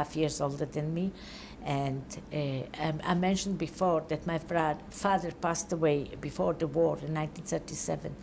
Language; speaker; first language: English; non-native, fluent; Polish